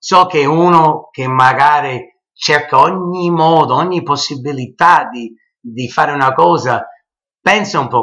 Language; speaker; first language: Italian; early bilingual, heritage; English